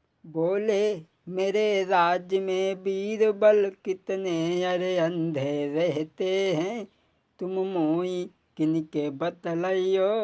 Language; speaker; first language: Hindi; native; Hindi